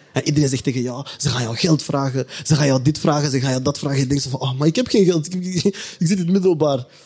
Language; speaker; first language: Dutch; native; Dutch